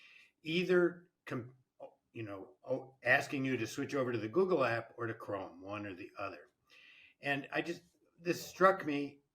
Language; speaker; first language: English; native; English